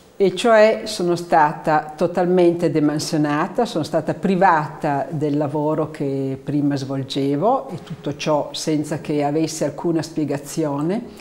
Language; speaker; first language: Italian; native; Italian